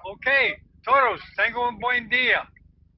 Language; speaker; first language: Spanish; non-native, learner; English